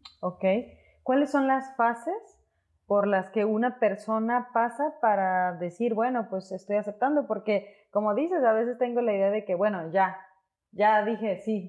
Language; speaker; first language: Spanish; native; Spanish